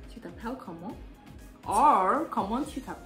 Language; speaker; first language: French; non-native, fluent; English